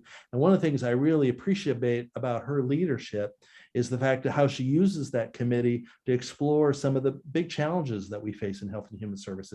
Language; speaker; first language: English; native; English